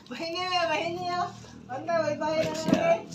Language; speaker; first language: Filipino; non-native, local second language; Cebuano